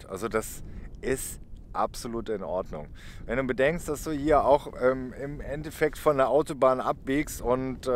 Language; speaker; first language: German; native; German